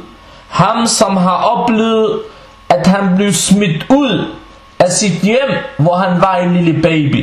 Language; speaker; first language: Danish; non-native, fluent; Arabic